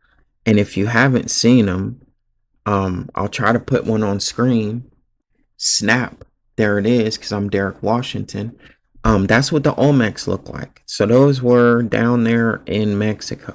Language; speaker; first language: English; native; English